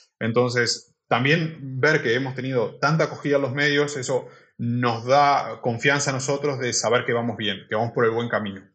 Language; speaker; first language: Spanish; native; Spanish